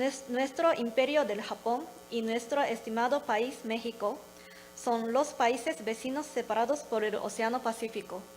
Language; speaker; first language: Spanish; non-native, learner; Japanese